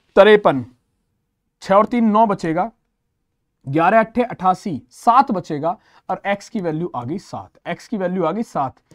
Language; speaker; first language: Hindi; native; Hindi